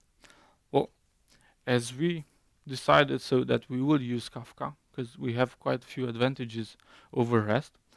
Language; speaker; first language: English; non-native, fluent; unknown